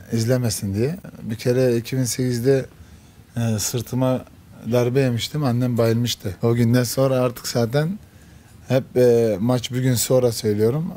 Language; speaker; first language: Turkish; early bilingual, heritage; Turkish